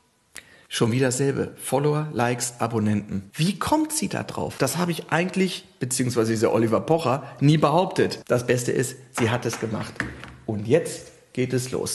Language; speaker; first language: German; native; German